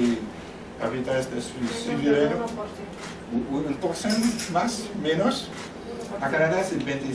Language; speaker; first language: Spanish; non-native, learner; French